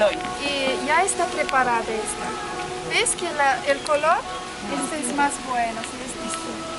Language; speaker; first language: Spanish; non-native, fluent; Uzbek